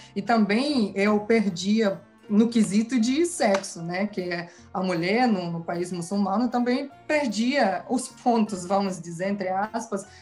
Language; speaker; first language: Portuguese; non-native, fluent; Kazakh